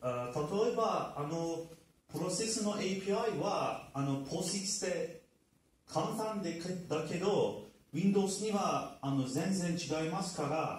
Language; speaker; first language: Japanese; non-native, learner; Turkish